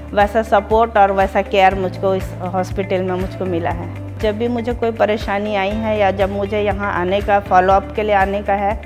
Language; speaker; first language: Hindi; native; Hindi